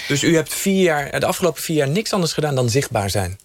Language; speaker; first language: Dutch; native; Dutch